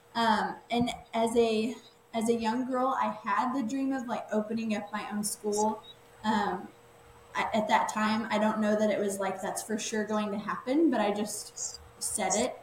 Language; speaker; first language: English; native; English